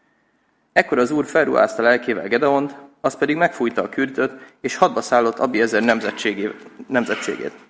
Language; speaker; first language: Hungarian; native; Hungarian